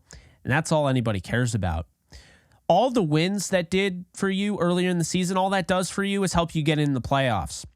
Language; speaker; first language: English; native; English